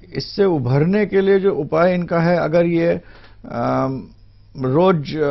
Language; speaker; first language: Hindi; native; Hindi